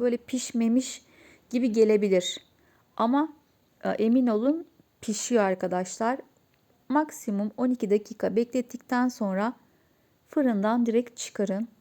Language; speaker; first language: Turkish; native; Turkish